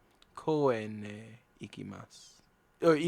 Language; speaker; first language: Japanese; non-native, learner; English